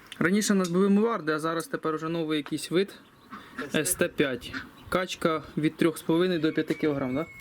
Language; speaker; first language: Ukrainian; native; Ukrainian